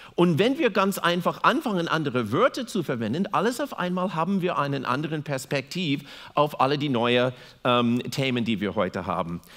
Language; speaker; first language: German; non-native, fluent; English